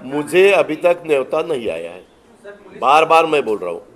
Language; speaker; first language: Hindi; non-native, local second language; Marathi